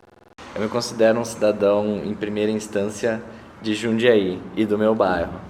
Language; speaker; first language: Portuguese; native; Portuguese